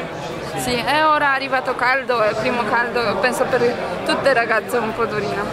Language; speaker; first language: Italian; non-native, learner; Polish